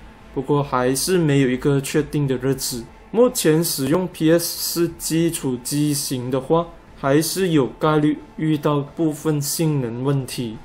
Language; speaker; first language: Chinese; native; Chinese